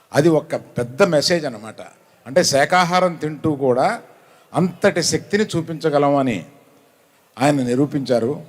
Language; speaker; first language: Telugu; native; Telugu